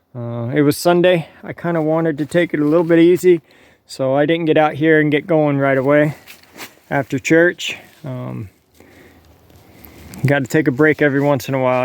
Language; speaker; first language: English; native; English